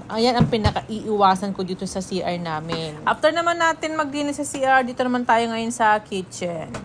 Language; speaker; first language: Filipino; native; Filipino